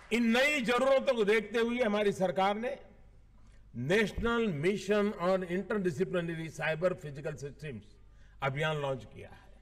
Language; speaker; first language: Hindi; native; Hindi